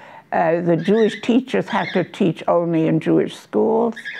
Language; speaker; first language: English; non-native, fluent; German